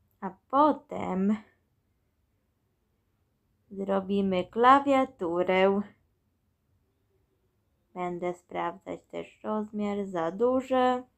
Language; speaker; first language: Polish; early bilingual, heritage; Polish